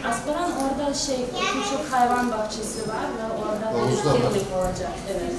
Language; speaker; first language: Turkish; non-native, learner; Ukrainian